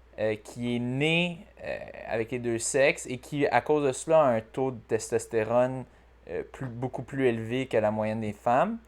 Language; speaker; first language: French; native; French